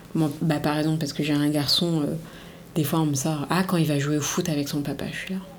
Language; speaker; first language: French; early bilingual, other home language; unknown